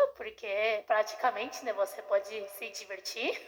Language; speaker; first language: Portuguese; non-native, fluent; Chinese